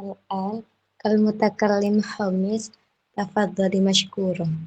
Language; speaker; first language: Arabic; non-native, learner; Indonesian